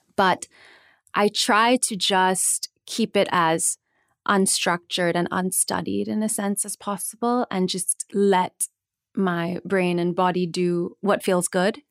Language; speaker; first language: English; native; English